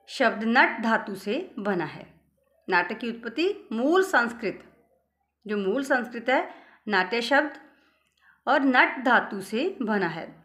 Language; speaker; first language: Hindi; non-native, local second language; Punjabi